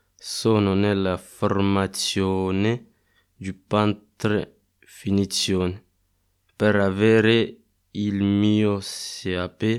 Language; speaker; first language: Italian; non-native, learner; Lingala